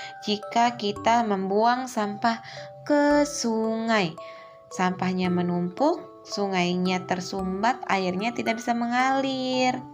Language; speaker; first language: Indonesian; native; Indonesian